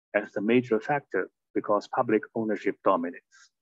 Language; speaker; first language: English; non-native, fluent; Chinese